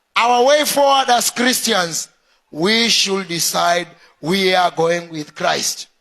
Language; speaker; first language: English; non-native, local second language; Swahili